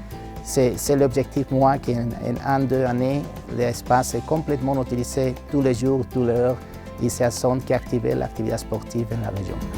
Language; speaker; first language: French; non-native, learner; Spanish